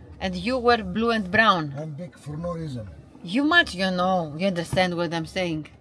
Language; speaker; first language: English; non-native, learner; Greek